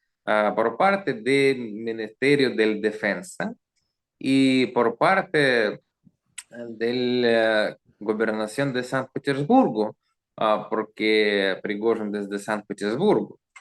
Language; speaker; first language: Spanish; non-native, learner; Russian